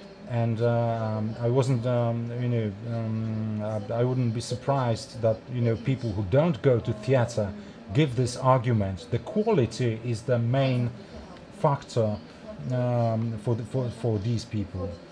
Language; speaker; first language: English; non-native, fluent; Polish